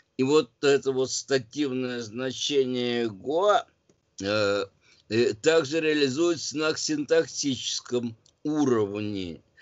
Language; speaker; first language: Russian; native; Russian